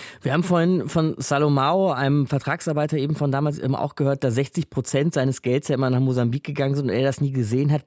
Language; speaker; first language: German; native; German